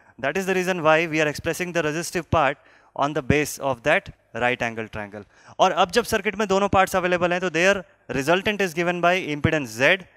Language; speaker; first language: Hindi; native; Hindi